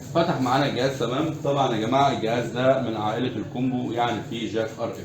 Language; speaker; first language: Arabic; native; Arabic